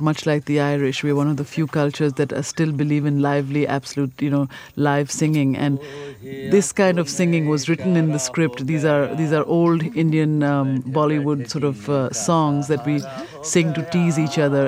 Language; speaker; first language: English; non-native, local second language; Punjabi